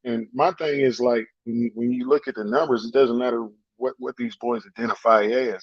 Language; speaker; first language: English; native; English